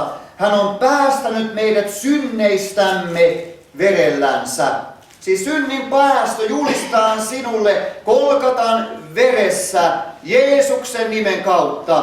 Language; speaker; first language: Finnish; native; Finnish